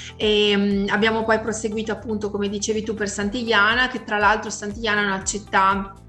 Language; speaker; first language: Italian; native; Italian